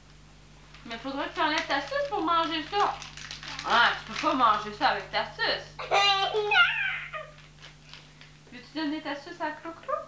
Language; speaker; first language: French; native; French